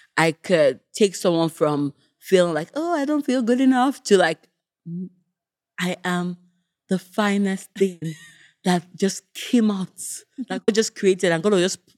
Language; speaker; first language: English; non-native, local second language; Yoruba